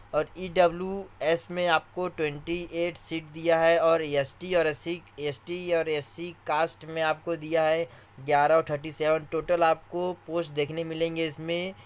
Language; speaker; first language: Hindi; native; Hindi